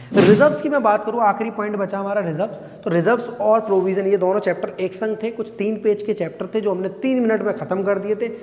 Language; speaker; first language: Hindi; native; Hindi